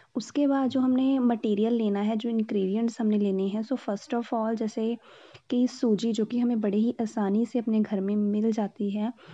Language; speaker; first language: Hindi; non-native, local second language; Punjabi